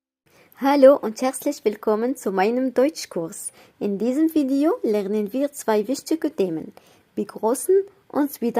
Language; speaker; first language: German; non-native, fluent; Arabic